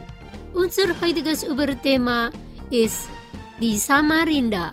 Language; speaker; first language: German; non-native, fluent; Indonesian